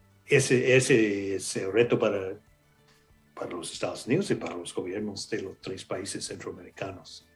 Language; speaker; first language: Spanish; non-native, fluent; English